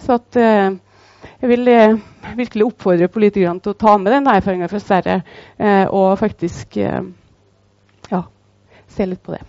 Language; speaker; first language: Norwegian; native; Norwegian